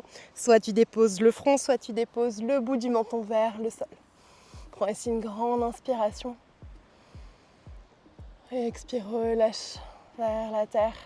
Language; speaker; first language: French; native; French